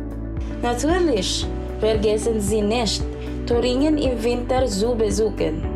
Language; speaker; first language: German; non-native, learner; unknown